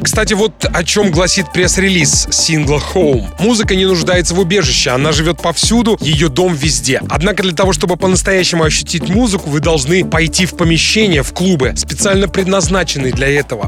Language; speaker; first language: Russian; native; Russian